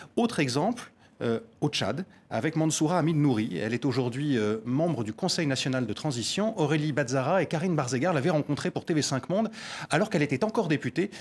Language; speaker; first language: French; native; French